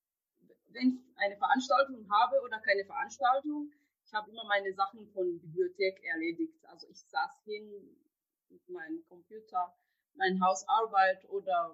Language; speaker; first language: German; non-native, fluent; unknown